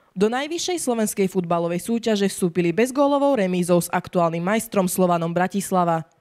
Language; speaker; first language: Slovak; native; Slovak